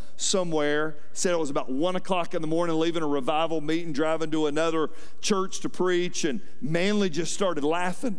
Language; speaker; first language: English; native; English